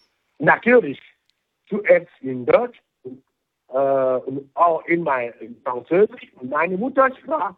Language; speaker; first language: German; non-native, fluent; French